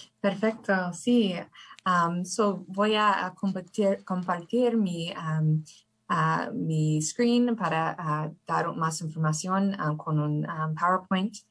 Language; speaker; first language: Spanish; early bilingual, heritage; English